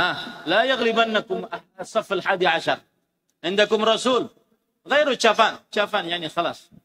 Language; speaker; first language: Arabic; non-native, fluent; Indonesian